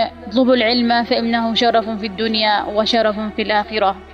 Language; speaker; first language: Arabic; native; Arabic